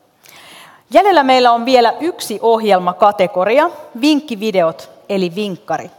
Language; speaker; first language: Finnish; native; Finnish